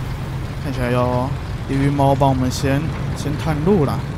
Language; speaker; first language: Chinese; native; Chinese